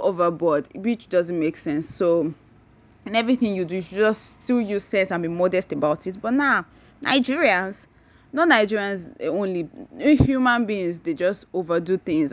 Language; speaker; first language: English; non-native, local second language; Yoruba